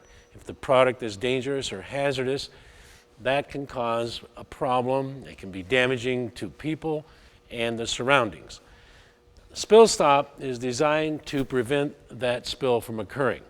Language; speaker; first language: English; native; English